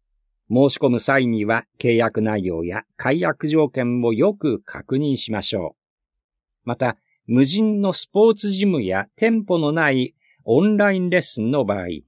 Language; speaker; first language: Japanese; native; Japanese